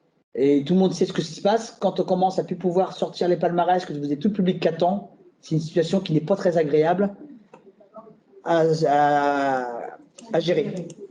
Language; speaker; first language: French; native; French